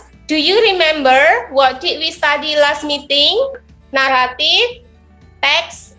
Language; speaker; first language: English; non-native, learner; Indonesian